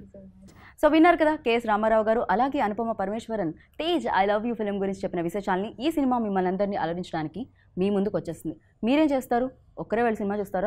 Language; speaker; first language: Telugu; native; Telugu